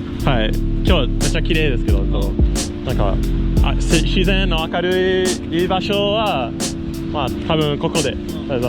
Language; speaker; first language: Japanese; non-native, learner; English